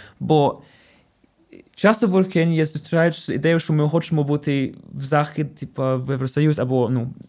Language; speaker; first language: Ukrainian; non-native, fluent; English